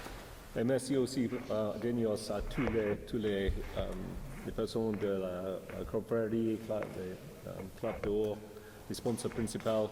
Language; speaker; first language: French; non-native, learner; English